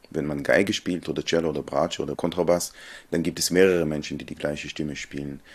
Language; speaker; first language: German; non-native, fluent; Hebrew